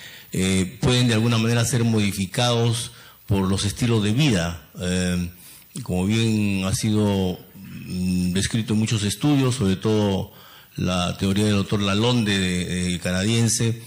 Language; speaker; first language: Spanish; native; Spanish